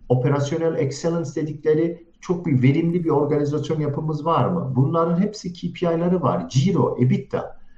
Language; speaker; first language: Turkish; early bilingual, heritage; Turkish